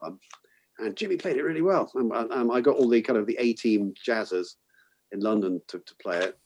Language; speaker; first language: English; native; English